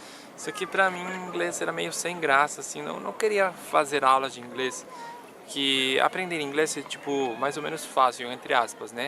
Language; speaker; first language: Portuguese; non-native, fluent; Spanish